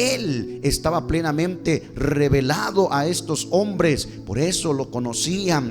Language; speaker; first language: Spanish; native; Spanish